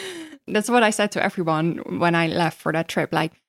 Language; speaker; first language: English; non-native, fluent; Dutch